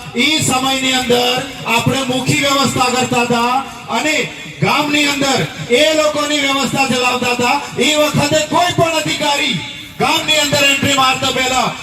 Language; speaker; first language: Gujarati; non-native, local second language; Bhili